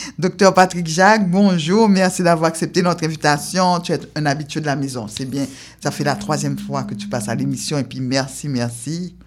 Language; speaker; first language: French; non-native, local second language; Haitian Creole